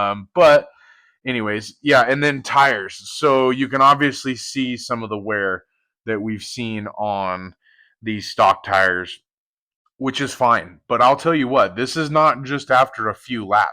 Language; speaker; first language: English; native; English